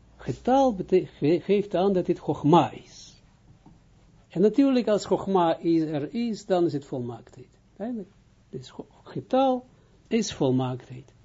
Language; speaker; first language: Dutch; non-native, fluent; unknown